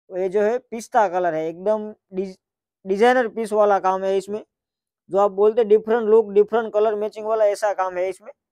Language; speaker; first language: Hindi; non-native, local second language; Gujarati